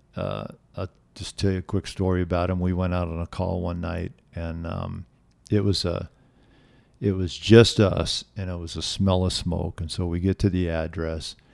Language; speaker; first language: English; native; English